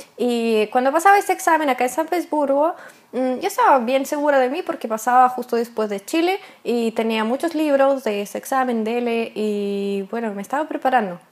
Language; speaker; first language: Spanish; non-native, fluent; Russian